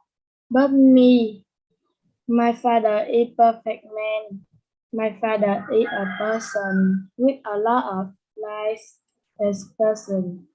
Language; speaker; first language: English; non-native, learner; Vietnamese